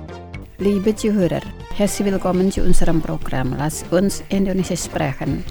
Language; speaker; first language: German; non-native, fluent; Indonesian